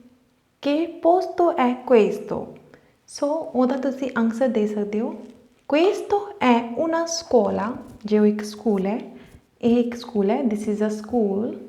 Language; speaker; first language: Italian; non-native, fluent; Punjabi